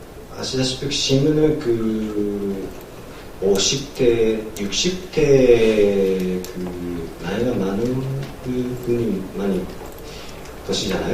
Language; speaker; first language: Korean; non-native, learner; Japanese